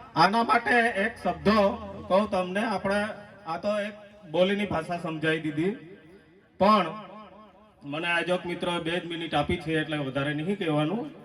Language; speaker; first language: Gujarati; non-native, local second language; Bhili